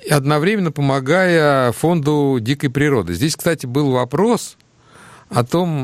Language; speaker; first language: Russian; native; Russian